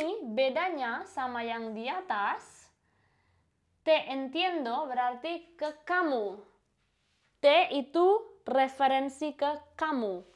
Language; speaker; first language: Indonesian; non-native, fluent; Spanish